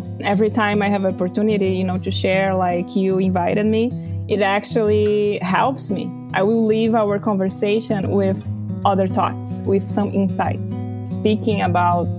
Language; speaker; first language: English; non-native, fluent; Portuguese